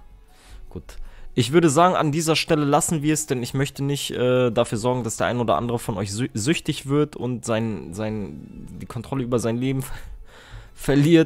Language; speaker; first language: German; native; German